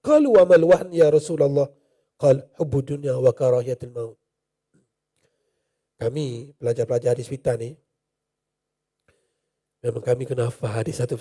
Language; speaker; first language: Malay; native; Malay